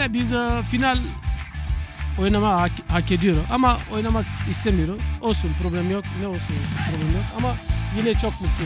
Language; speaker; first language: Turkish; non-native, learner; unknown